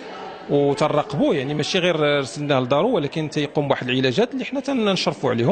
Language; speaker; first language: Arabic; native; Arabic